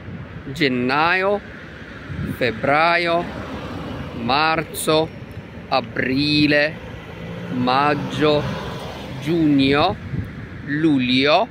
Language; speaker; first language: Italian; non-native, fluent; Arabic